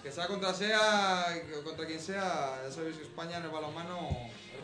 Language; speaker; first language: Spanish; native; Spanish